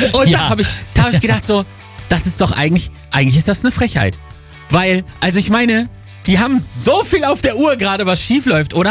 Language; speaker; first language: German; native; German